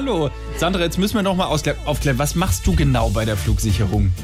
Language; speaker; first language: German; native; German